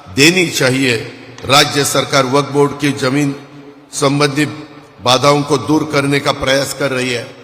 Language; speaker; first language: Hindi; non-native, local second language; Marathi